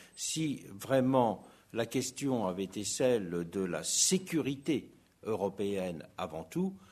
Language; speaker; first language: French; native; French